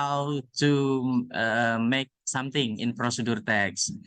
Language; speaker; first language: English; non-native, fluent; Indonesian